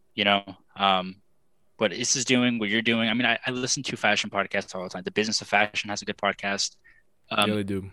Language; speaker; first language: English; native; English